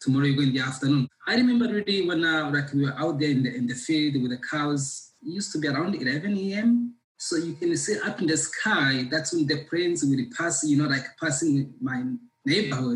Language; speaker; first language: English; non-native, local second language; Kinyarwanda